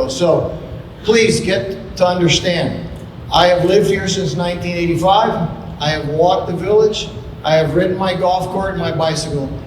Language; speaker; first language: English; non-native, fluent; Spanish